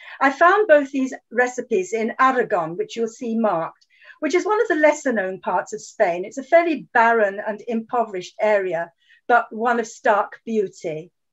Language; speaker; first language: English; native; English